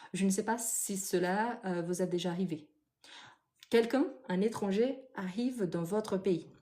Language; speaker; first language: French; non-native, fluent; Portuguese